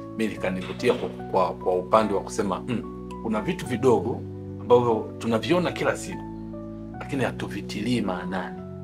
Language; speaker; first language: Swahili; native; Swahili